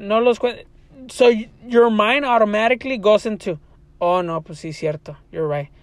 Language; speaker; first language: Spanish; early bilingual, heritage; Spanish